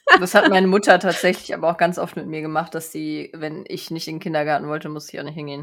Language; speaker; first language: German; native; German